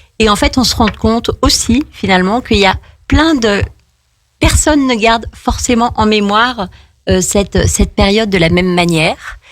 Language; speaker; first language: French; native; French